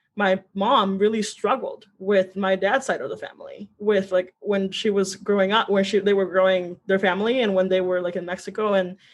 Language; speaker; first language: English; early bilingual, other home language; Spanish